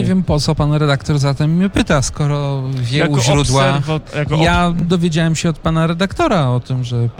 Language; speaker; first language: Polish; native; Polish